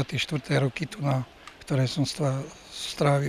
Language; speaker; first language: Slovak; native; Slovak